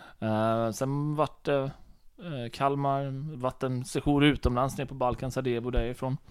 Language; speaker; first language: Swedish; early bilingual, other home language; Bosnian